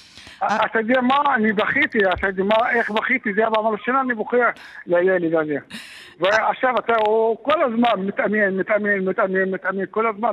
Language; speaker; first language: Hebrew; non-native, local second language; Arabic